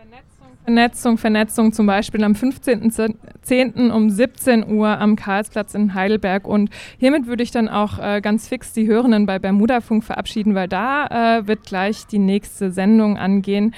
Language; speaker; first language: German; native; German